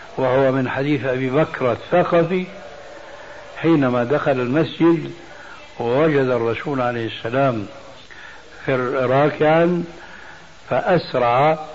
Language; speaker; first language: Arabic; early bilingual, other home language; Albanian